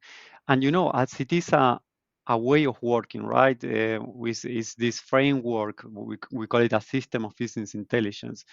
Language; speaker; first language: English; non-native, fluent; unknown